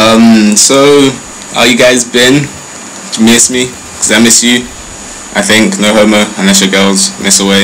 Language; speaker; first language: English; native; English